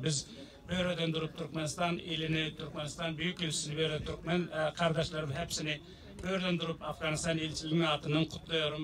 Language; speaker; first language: Turkish; non-native, learner; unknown